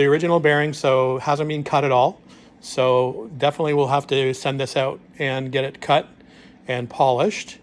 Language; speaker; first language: English; native; English